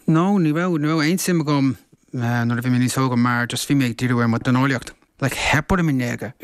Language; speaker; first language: Irish; non-native, local second language; English